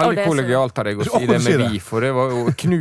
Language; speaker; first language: Norwegian; native; Norwegian